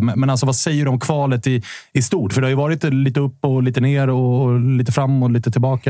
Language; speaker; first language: Swedish; native; Swedish